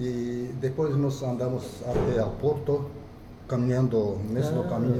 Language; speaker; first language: Portuguese; non-native, fluent; Japanese